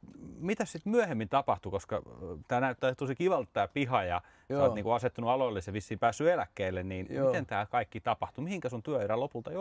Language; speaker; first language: Finnish; native; Finnish